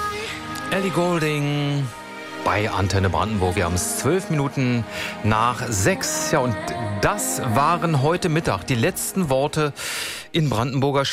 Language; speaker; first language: German; native; German